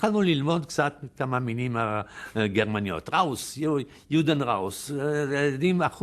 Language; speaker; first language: Hebrew; non-native, fluent; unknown